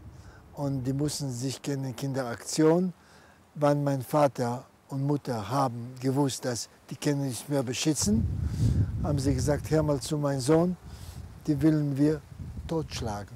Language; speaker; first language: German; non-native, fluent; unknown